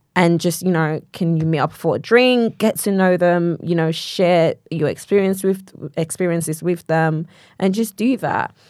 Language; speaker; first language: English; non-native, local second language; Yoruba